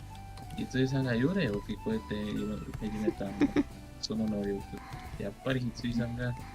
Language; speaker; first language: Japanese; non-native, learner; Spanish